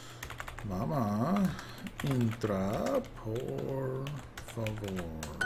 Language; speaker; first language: Spanish; non-native, learner; English